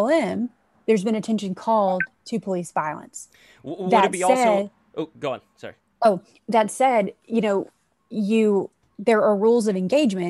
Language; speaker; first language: English; native; English